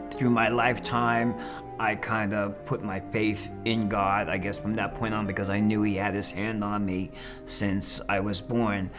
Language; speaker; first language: English; native; English